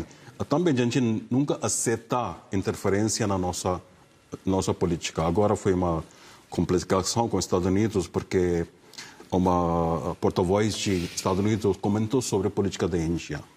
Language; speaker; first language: Portuguese; non-native, fluent; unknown